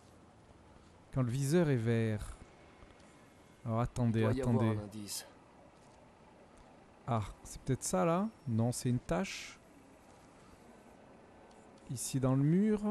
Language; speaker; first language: French; native; French